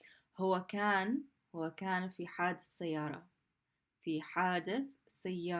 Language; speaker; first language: Arabic; non-native, fluent; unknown